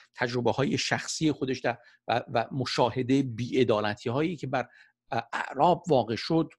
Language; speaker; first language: Persian; native; Persian